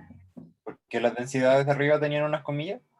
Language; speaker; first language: Spanish; native; Spanish